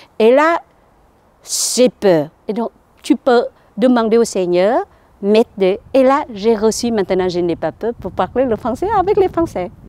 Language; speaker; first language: French; non-native, learner; Vietnamese